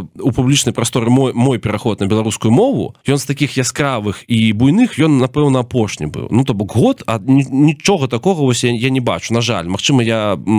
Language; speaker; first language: Belarusian; non-native, local second language; Russian